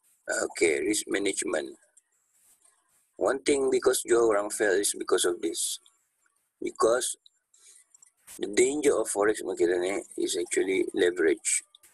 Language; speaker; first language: English; non-native, local second language; Malay